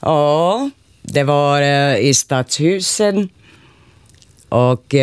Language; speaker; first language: Swedish; non-native, local second language; Finnish